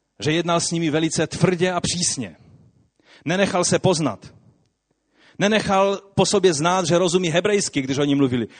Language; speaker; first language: Czech; non-native, local second language; Polish